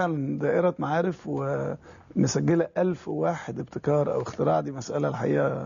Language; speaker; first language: Arabic; native; Arabic